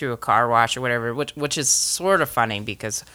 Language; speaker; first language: English; native; English